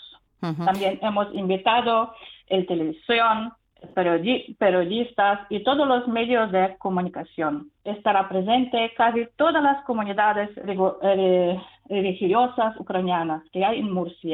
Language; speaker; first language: Spanish; non-native, fluent; Ukrainian